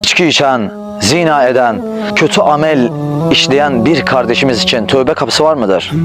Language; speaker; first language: Turkish; native; Turkish